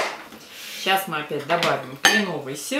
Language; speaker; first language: Russian; native; Russian